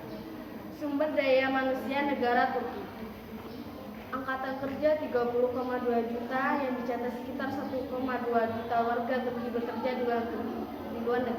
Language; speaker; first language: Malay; non-native, local second language; Madurese